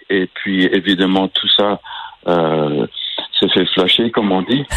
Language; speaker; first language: French; native; French